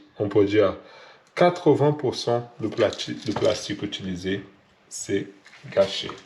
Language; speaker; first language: French; non-native, learner; Portuguese